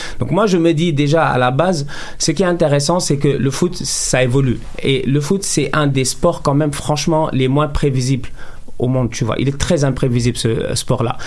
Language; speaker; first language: French; non-native, local second language; Wolof